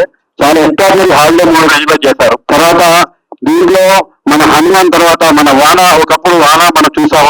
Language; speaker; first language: Telugu; native; Telugu